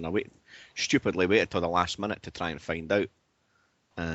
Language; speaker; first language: English; native; English